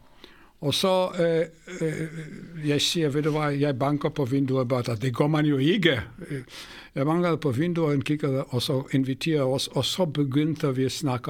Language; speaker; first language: Swedish; non-native, fluent; Polish